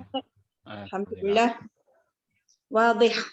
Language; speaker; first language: Arabic; non-native, learner; Malay